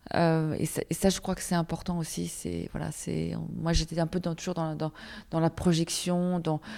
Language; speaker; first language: French; native; French